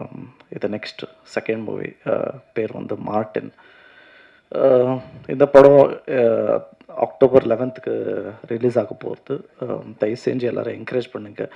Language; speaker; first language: Tamil; non-native, learner; Kannada